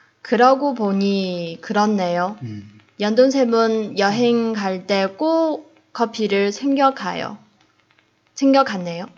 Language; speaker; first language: Korean; non-native, fluent; Chinese